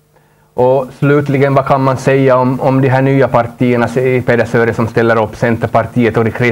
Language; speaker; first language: Swedish; native; Swedish